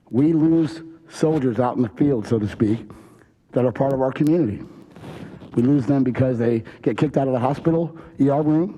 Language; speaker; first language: English; native; English